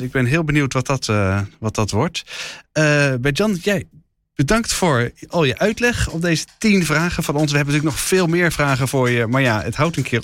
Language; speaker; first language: Dutch; native; Dutch